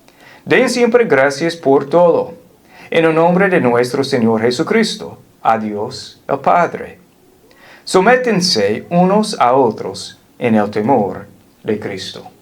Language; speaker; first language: Spanish; non-native, fluent; English